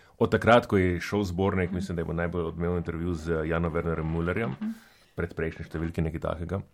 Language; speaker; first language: Slovenian; native; Slovenian